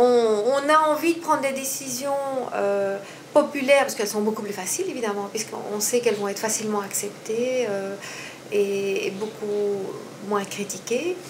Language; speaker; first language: French; native; French